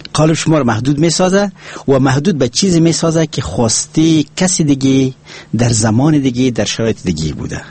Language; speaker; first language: Persian; non-native, local second language; Pashto